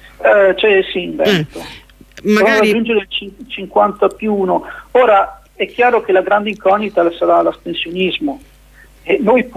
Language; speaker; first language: Italian; native; Italian